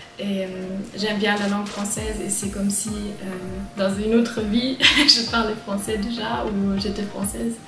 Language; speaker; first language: French; non-native, fluent; German